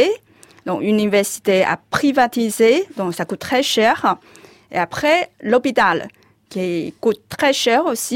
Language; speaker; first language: French; non-native, fluent; Chinese